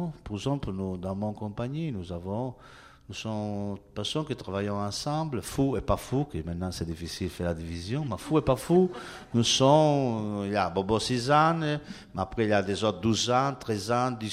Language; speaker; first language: French; non-native, learner; Italian